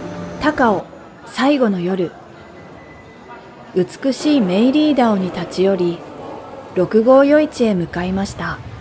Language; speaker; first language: Japanese; native; Japanese